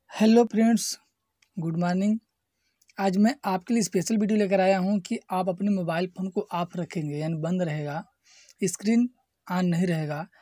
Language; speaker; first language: Hindi; native; Hindi